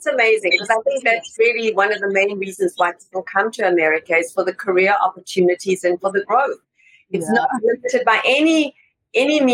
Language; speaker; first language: English; native; English